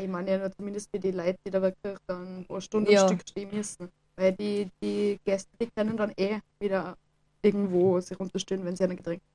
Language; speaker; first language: German; native; German